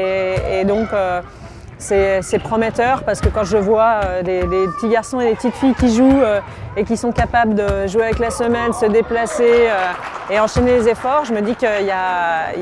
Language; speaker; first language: French; native; French